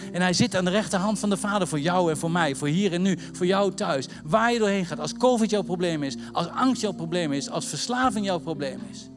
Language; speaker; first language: Dutch; native; Dutch